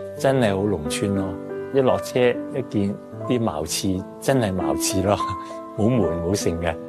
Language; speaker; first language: Cantonese; native; Cantonese